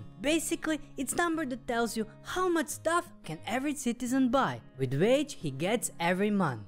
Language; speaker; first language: English; non-native, fluent; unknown